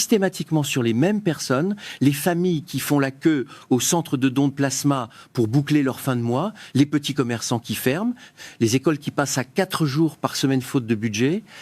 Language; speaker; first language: French; native; French